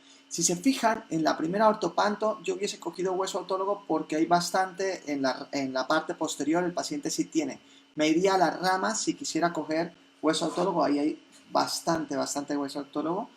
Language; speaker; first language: Spanish; native; Spanish